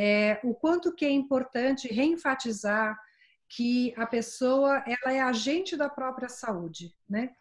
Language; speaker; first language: Portuguese; native; Portuguese